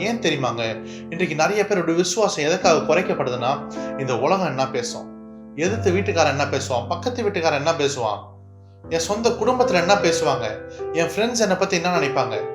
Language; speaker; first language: Tamil; early bilingual, heritage; Tamil